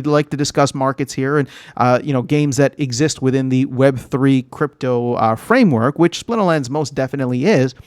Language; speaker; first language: English; native; English